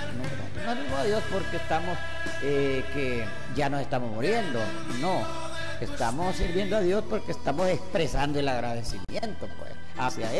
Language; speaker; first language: Spanish; native; Spanish